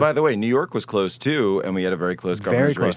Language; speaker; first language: English; native; English